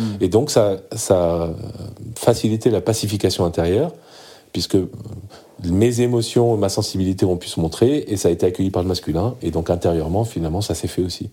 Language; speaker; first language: French; early bilingual, other home language; Arabic